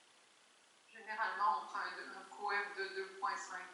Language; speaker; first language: French; native; French